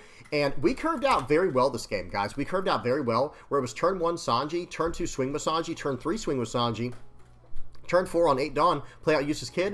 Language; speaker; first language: English; native; English